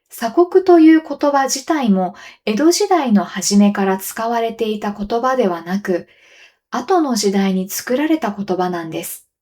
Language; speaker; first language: Japanese; native; Japanese